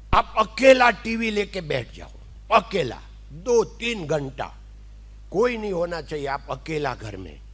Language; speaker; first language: Hindi; non-native, local second language; Gujarati